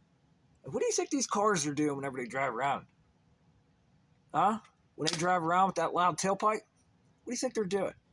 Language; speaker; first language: English; native; English